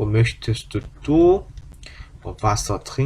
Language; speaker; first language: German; non-native, fluent; Korean